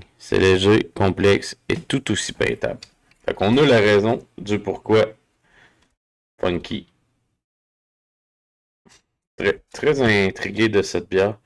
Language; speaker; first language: French; native; French